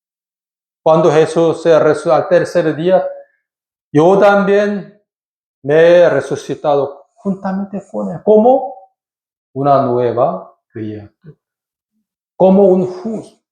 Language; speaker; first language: Spanish; non-native, learner; Korean